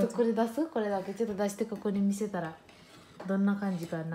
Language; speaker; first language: Japanese; non-native, fluent; Nepali